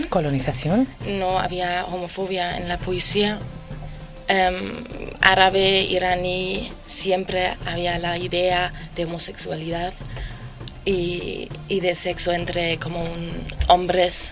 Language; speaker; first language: Spanish; non-native, fluent; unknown